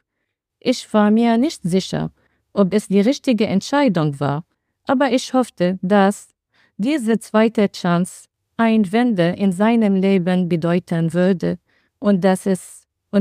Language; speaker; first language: German; non-native, learner; Arabic